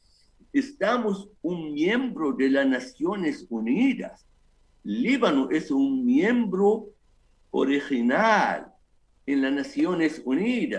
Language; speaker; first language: Spanish; non-native, fluent; Arabic